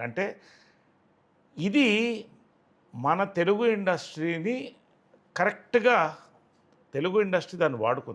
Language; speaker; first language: Telugu; native; Telugu